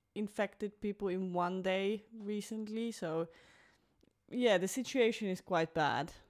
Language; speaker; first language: English; non-native, fluent; Finnish